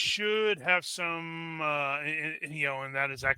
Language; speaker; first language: English; native; English